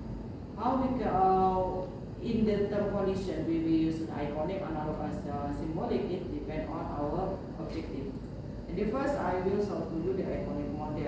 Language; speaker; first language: English; non-native, learner; Indonesian